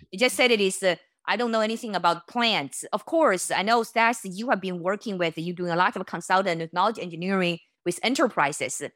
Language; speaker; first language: English; non-native, fluent; Chinese